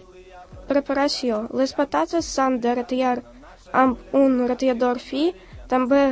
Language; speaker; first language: Catalan; non-native, learner; Russian